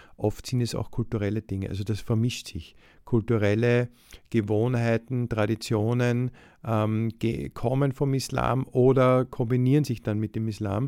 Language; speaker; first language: German; native; German